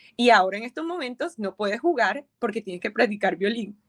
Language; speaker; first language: Spanish; native; Spanish